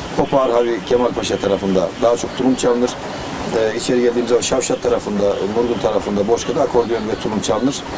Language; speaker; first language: Turkish; native; Turkish